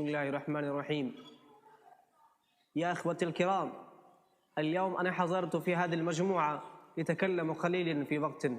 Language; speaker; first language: Arabic; non-native, learner; Urdu